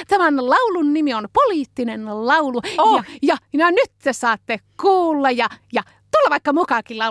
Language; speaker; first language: Finnish; native; Finnish